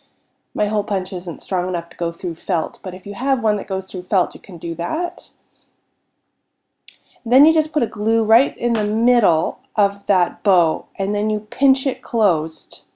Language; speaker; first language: English; native; English